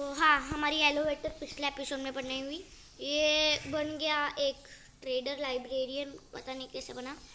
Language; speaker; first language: Hindi; non-native, local second language; Marathi